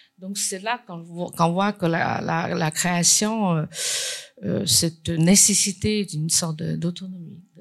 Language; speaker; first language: French; non-native, fluent; Chinese